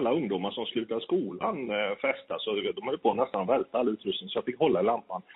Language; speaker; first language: Swedish; native; Swedish